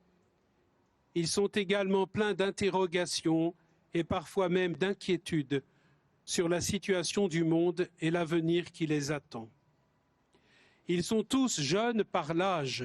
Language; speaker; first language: French; native; French